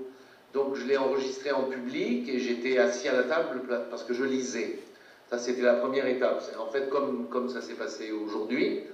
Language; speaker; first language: French; native; French